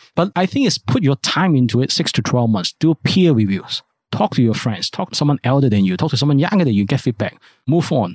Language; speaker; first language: English; non-native, local second language; Cantonese